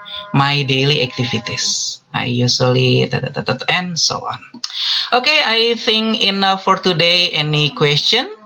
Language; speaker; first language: English; non-native, fluent; Indonesian